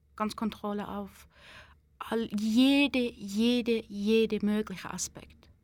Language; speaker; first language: German; non-native, fluent; Persian